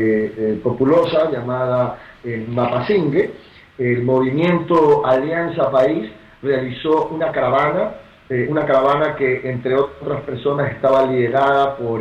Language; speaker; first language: Spanish; native; Spanish